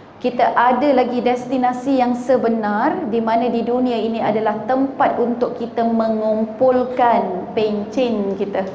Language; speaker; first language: Malay; native; Malay